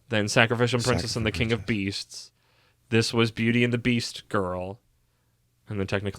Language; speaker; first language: English; native; English